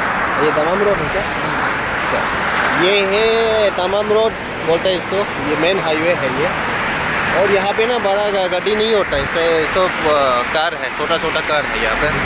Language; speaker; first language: Hindi; non-native, local second language; Bangla